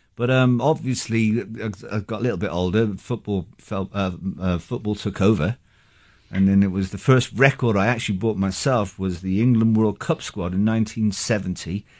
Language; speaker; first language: English; native; English